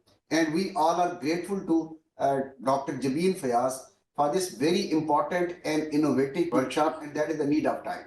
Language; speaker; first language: English; non-native, local second language; Urdu